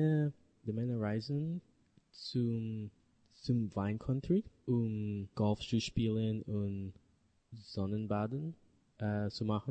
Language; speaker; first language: German; non-native, learner; English